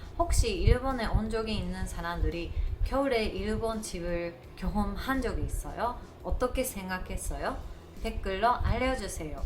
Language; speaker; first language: Korean; non-native, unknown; Japanese